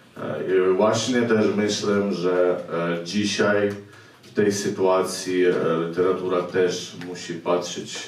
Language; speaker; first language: Polish; non-native, fluent; Ukrainian